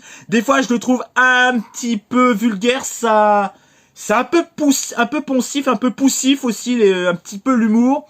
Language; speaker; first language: French; native; French